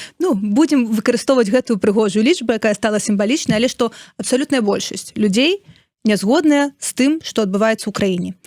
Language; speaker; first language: Belarusian; non-native, local second language; Russian